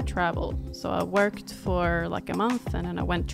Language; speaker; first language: English; non-native, fluent; Swedish